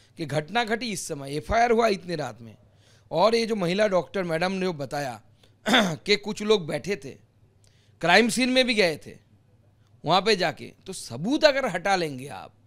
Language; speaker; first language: Hindi; non-native, local second language; Bangla